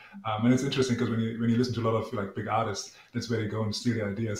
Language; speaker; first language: English; non-native, fluent; German